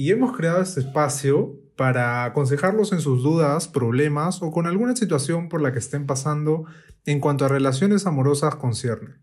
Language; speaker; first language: Spanish; native; Spanish